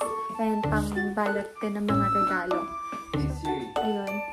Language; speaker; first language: Filipino; native; Filipino